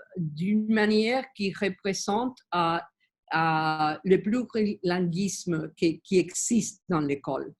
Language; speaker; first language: French; non-native, learner; Spanish